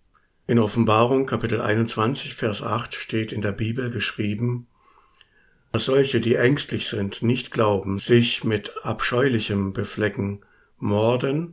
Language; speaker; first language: German; native; German